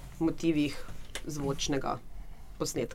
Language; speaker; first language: Slovenian; native; Slovenian